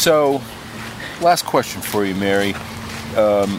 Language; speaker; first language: English; native; English